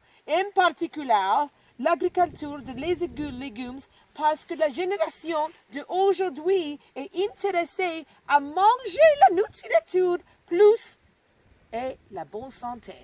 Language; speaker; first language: French; non-native, learner; English